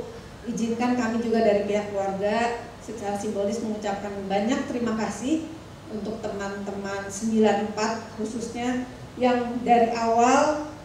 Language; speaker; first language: Indonesian; native; Indonesian